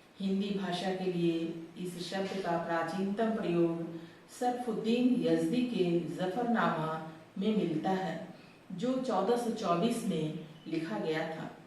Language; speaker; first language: Hindi; native; Hindi